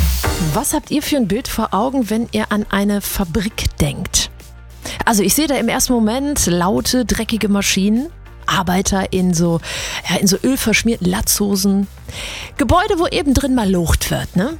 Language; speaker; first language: German; native; German